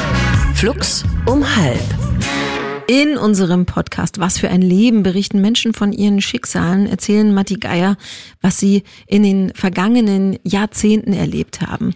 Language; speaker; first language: German; native; German